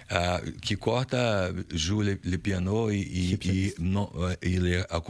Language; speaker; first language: French; non-native, learner; Portuguese